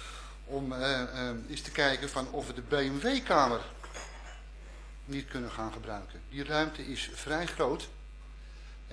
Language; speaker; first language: Dutch; native; Dutch